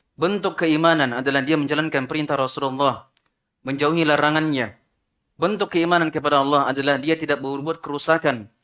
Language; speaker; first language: Malay; non-native, local second language; Sundanese